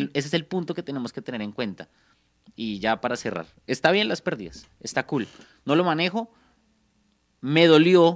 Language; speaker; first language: Spanish; native; Spanish